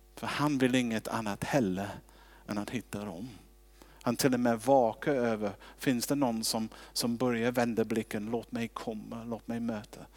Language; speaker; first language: Swedish; non-native, fluent; English